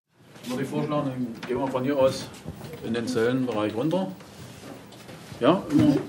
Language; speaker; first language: German; native; German